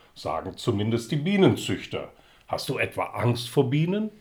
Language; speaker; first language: German; early bilingual, other home language; Dutch